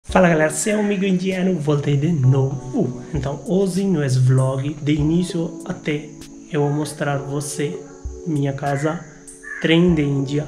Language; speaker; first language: Portuguese; non-native, learner; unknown